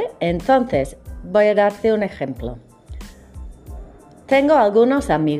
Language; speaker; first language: Spanish; non-native, fluent; English